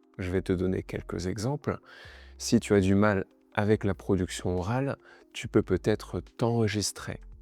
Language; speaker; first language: French; native; French